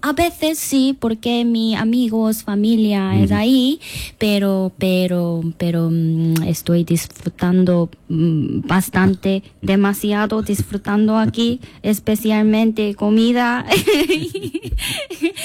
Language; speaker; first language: Spanish; non-native, learner; Korean